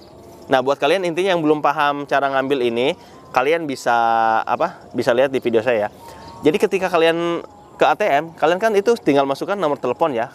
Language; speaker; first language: Indonesian; native; Indonesian